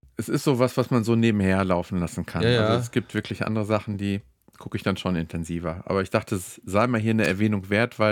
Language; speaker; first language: German; native; German